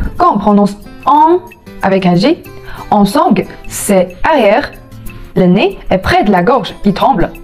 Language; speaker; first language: French; non-native, fluent; Chinese